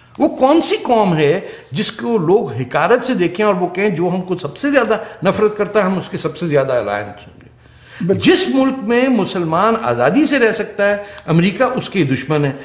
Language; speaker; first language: Urdu; non-native, local second language; Punjabi